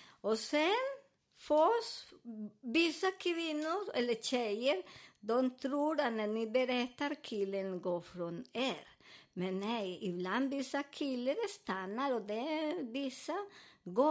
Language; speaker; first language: Swedish; non-native, learner; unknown